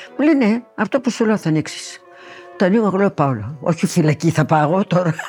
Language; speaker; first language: Greek; early bilingual, heritage; Greek